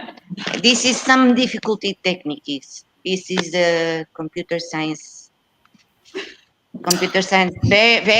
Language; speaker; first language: English; non-native, fluent; Portuguese